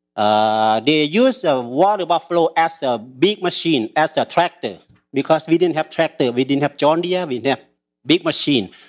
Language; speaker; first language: English; early bilingual, other home language; Lao